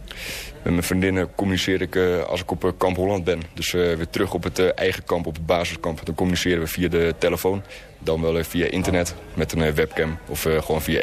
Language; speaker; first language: Dutch; native; Dutch